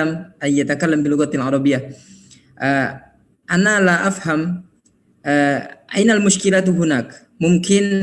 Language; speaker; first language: Arabic; non-native, learner; Indonesian